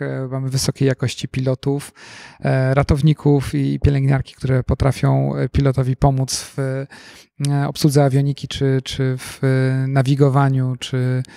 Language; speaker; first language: Polish; native; Polish